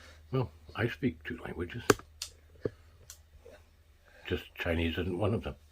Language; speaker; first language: English; native; English